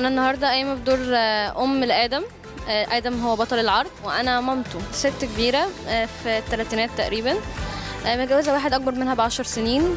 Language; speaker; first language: Arabic; native; Arabic